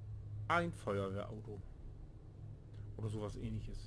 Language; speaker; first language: German; native; German